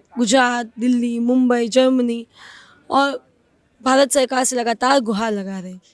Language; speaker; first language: Hindi; non-native, local second language; Gujarati